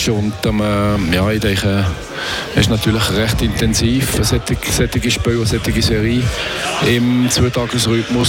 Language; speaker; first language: German; native; German